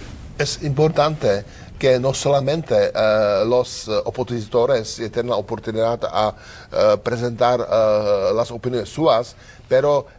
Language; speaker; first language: Spanish; non-native, learner; Czech